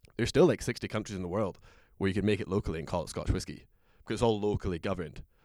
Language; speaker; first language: English; native; English